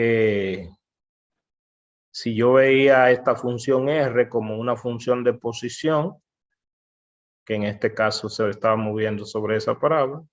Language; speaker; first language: Spanish; native; Spanish